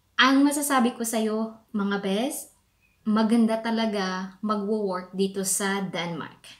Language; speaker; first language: Filipino; native; Filipino